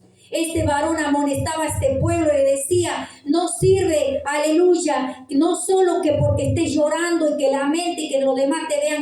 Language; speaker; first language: Spanish; native; Spanish